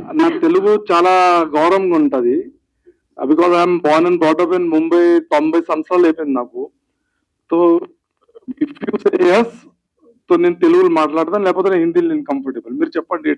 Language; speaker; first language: Telugu; early bilingual, heritage; Telugu